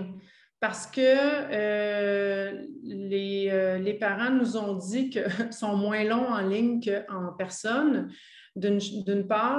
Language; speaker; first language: French; native; French